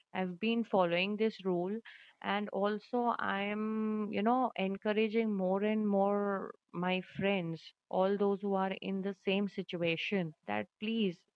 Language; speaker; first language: English; non-native, local second language; Hindi